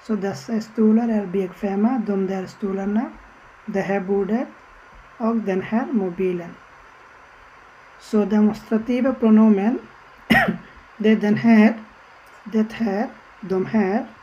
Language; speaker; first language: Swedish; non-native, learner; Bangla